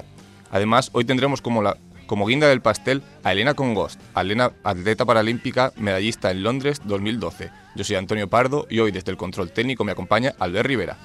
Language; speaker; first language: Spanish; native; Spanish